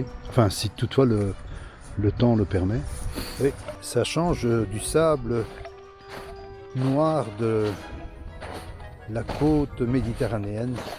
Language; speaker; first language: French; native; French